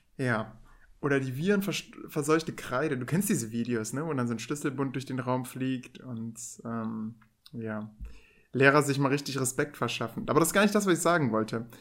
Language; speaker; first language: German; native; German